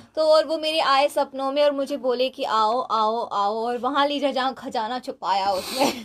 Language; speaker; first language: Hindi; non-native, local second language; Gujarati